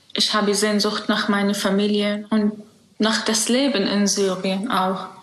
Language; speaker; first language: German; non-native, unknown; Arabic